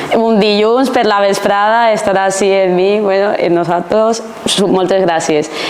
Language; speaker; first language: Catalan; non-native, local second language; Spanish